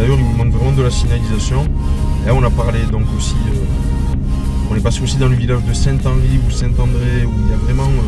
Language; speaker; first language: French; native; French